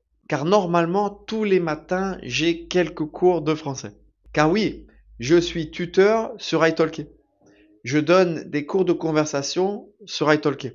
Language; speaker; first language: French; native; French